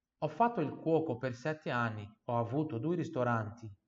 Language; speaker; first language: Italian; non-native, fluent; Portuguese